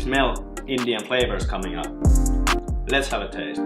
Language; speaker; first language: English; non-native, fluent; Finnish